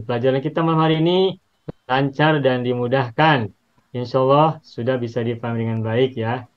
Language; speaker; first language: Indonesian; native; Indonesian